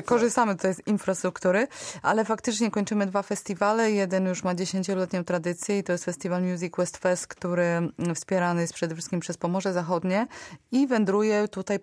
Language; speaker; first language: Polish; native; Polish